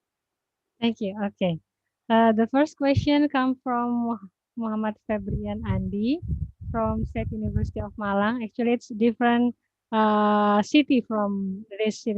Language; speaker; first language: English; non-native, fluent; Indonesian